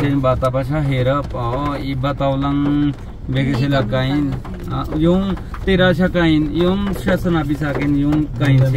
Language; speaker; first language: Filipino; non-native, local second language; Punjabi